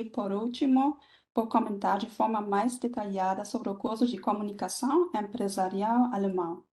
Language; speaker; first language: Portuguese; non-native, fluent; German